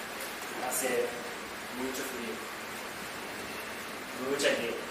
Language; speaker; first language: Spanish; non-native, learner; Japanese